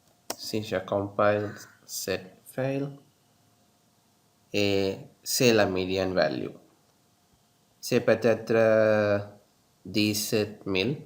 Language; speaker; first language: French; non-native, learner; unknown